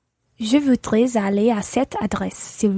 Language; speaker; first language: French; non-native, learner; English